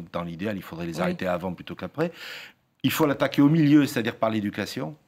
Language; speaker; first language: French; native; French